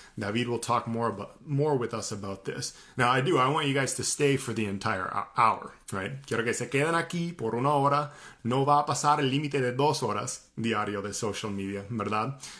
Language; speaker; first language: English; native; English